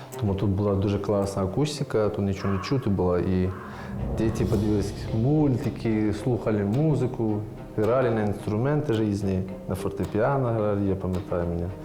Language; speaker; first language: Ukrainian; non-native, learner; Persian